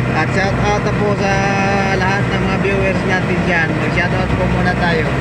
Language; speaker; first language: Filipino; non-native, local second language; Cebuano